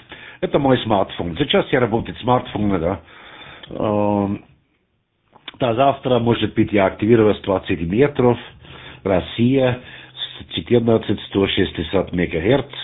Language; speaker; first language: Russian; non-native, learner; German